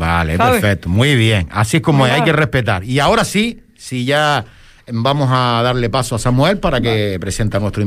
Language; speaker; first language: Spanish; native; Spanish